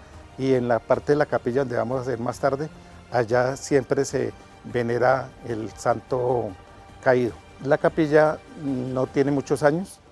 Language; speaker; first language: Spanish; native; Spanish